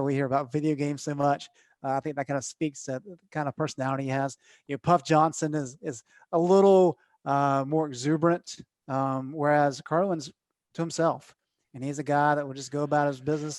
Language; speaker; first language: English; native; English